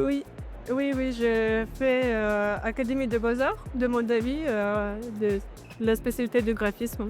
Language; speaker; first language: French; non-native, fluent; Romanian